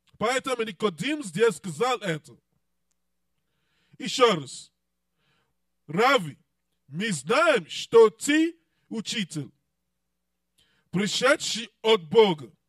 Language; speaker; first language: Russian; non-native, learner; English